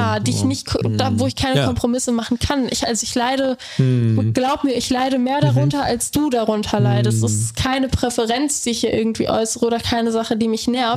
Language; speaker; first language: German; native; German